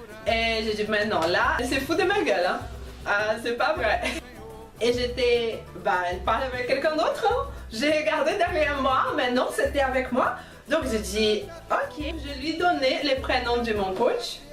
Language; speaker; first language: French; non-native, fluent; Portuguese